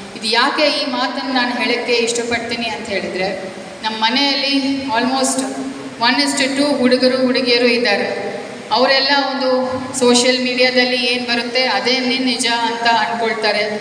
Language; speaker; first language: Kannada; native; Kannada